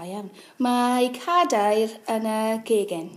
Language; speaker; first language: Welsh; non-native, fluent; English